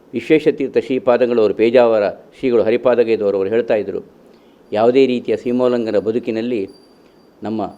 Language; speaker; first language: Kannada; non-native, local second language; Tulu